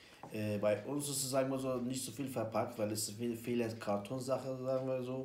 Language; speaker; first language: German; non-native, learner; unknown